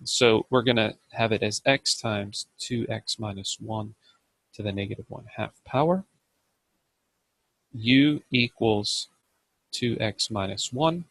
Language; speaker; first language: English; native; English